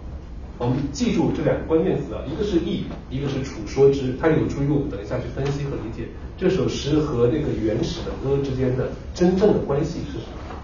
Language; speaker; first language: Chinese; native; Chinese